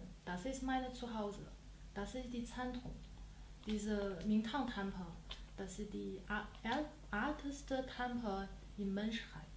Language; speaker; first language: German; non-native, learner; Chinese